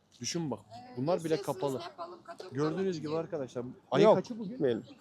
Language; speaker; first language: Turkish; native; Turkish